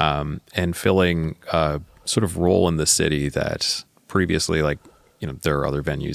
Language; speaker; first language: English; native; English